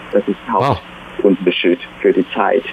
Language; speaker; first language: German; non-native, fluent; Chinese